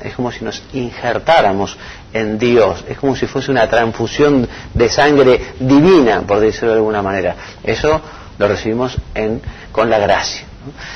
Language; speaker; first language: Spanish; native; Spanish